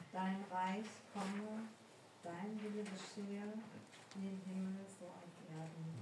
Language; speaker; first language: German; native; German